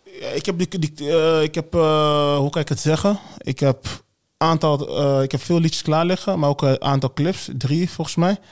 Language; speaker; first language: Dutch; early bilingual, other home language; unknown